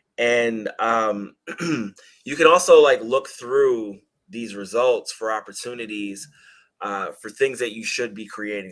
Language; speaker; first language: English; native; English